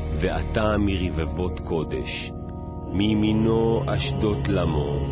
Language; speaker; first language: Hebrew; native; Hebrew